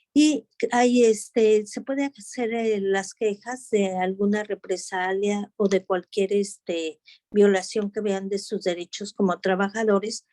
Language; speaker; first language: Spanish; native; Spanish